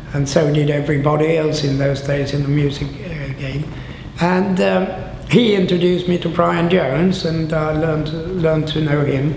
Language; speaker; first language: English; non-native, fluent; Swedish